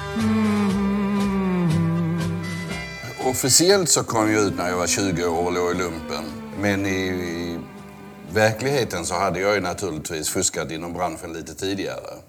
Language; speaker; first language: Swedish; native; Swedish